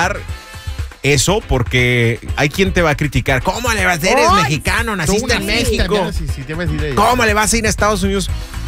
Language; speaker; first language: Spanish; early bilingual, heritage; Spanish